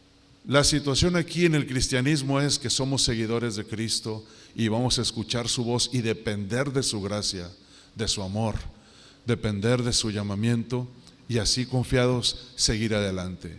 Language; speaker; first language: Spanish; native; Spanish